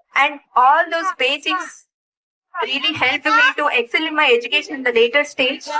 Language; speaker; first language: English; non-native, local second language; Telugu